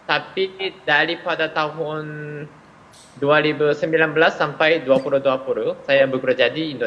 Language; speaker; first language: Indonesian; non-native, fluent; Japanese